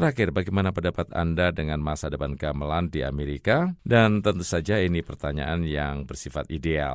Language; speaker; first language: Indonesian; native; Indonesian